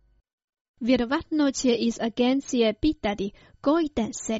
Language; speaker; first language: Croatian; non-native, fluent; Chinese